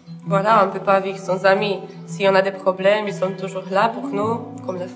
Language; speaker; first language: French; non-native, learner; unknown